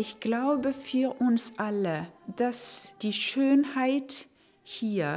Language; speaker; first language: German; non-native, fluent; Norwegian